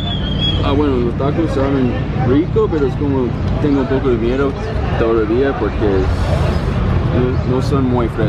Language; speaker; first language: Spanish; non-native, fluent; English